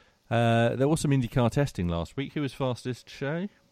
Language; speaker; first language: English; native; English